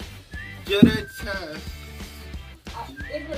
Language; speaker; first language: French; non-native, learner; English